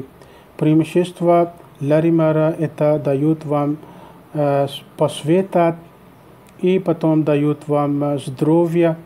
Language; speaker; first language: Russian; non-native, learner; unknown